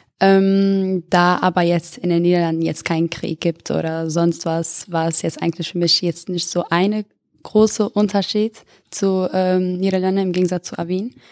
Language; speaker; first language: German; non-native, fluent; Albanian